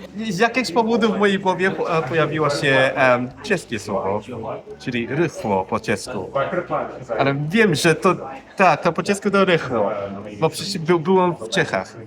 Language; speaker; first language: Polish; non-native, learner; English